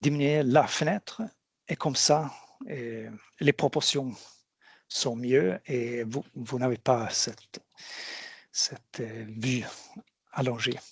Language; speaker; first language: French; non-native, fluent; Swedish